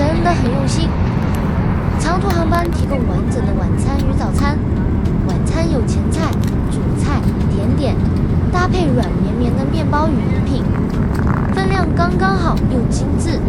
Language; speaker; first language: Chinese; native; Chinese